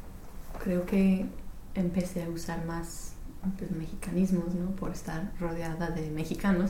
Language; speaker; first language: Spanish; non-native, fluent; English